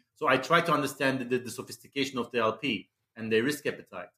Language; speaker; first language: English; non-native, fluent; Turkish